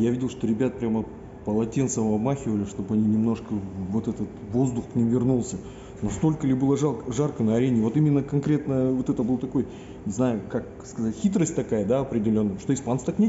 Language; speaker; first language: Russian; native; Russian